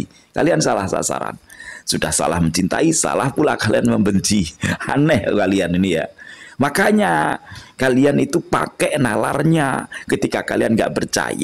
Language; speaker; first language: Indonesian; non-native, local second language; Javanese